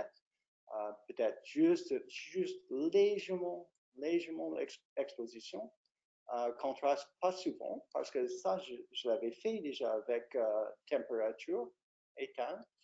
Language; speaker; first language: French; non-native, fluent; English